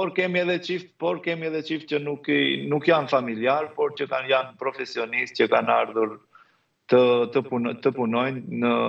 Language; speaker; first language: Albanian; native; Albanian